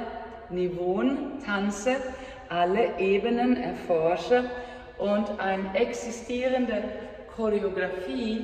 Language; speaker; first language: German; non-native, fluent; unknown